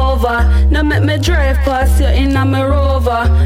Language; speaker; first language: English; non-native, fluent; Portuguese